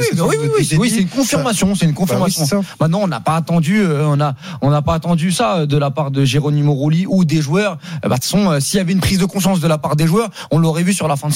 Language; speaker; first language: French; native; French